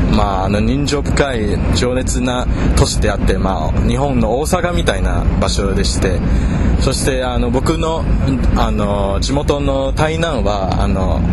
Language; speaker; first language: Japanese; non-native, fluent; Chinese